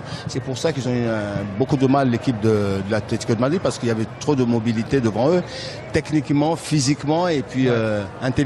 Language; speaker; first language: French; native; French